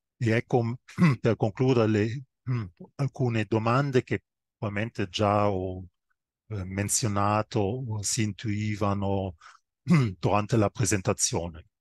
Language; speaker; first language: Italian; non-native, fluent; German